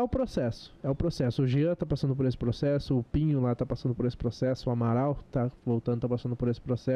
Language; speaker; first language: Portuguese; native; Portuguese